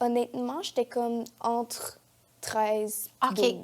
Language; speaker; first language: French; native; French